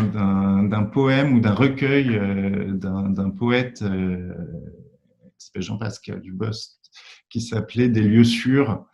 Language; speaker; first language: French; native; French